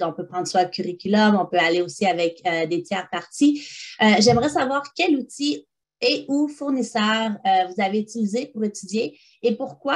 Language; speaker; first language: French; native; French